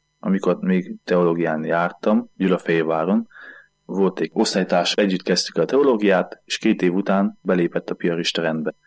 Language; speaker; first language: Hungarian; native; Hungarian